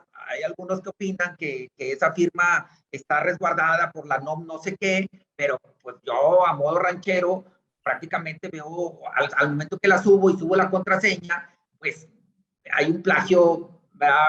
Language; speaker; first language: Spanish; native; Spanish